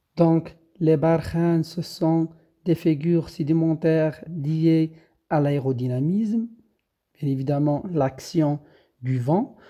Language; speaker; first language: French; non-native, local second language; Arabic